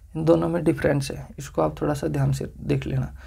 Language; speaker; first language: Hindi; native; Hindi